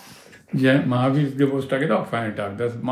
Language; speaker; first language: German; non-native, learner; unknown